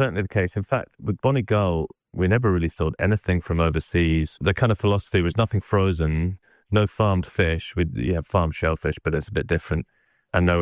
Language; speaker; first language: English; native; English